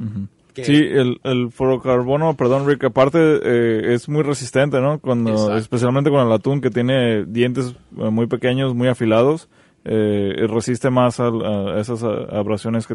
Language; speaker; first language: Spanish; native; Spanish